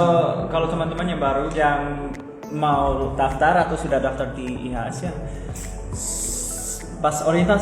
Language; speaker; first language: Indonesian; non-native, fluent; English